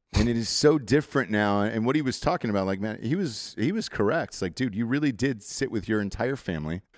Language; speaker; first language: English; native; English